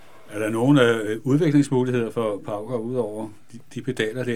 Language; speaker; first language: Danish; native; Danish